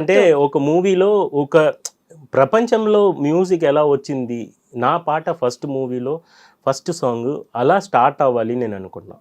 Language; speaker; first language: Telugu; non-native, learner; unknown